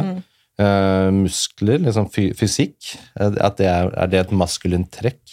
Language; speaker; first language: Norwegian; native; Norwegian